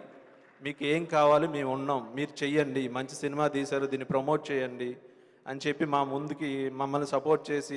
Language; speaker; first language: Telugu; native; Telugu